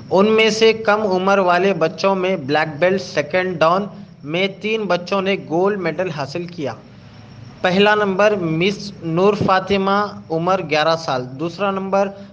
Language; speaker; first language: Urdu; native; Urdu